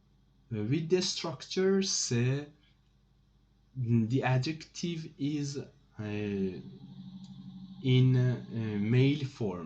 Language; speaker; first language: English; non-native, fluent; Persian